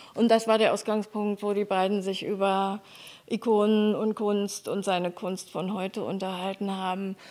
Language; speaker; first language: German; native; German